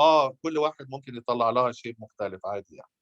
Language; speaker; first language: Arabic; native; Arabic